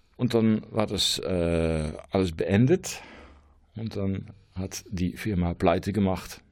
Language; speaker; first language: German; non-native, learner; Dutch